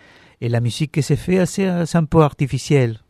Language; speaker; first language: French; non-native, learner; Spanish